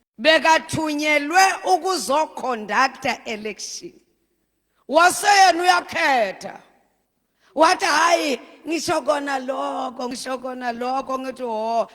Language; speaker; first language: Zulu; non-native, local second language; Swati